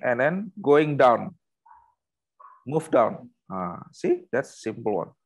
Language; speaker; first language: English; non-native, learner; Indonesian